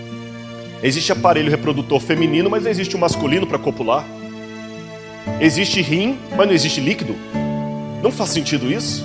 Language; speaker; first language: Portuguese; native; Portuguese